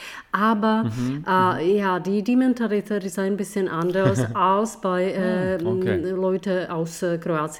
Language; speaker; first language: German; non-native, fluent; Czech